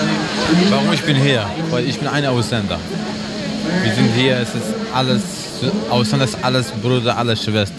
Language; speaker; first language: German; non-native, learner; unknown